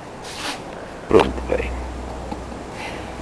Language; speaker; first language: Italian; non-native, local second language; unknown